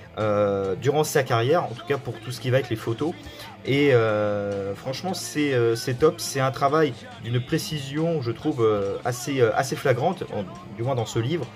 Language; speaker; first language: French; native; French